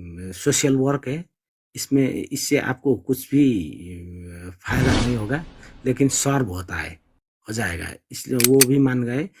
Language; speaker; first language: Hindi; non-native, learner; Nepali